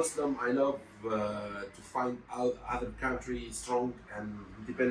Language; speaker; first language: English; non-native, fluent; Arabic